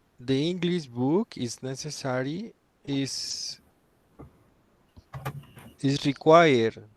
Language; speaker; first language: English; non-native, learner; Spanish